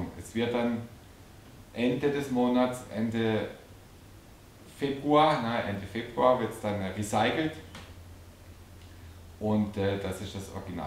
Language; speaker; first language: German; native; German